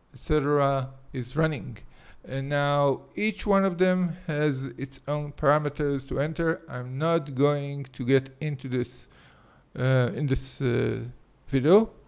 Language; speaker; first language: English; non-native, fluent; Hebrew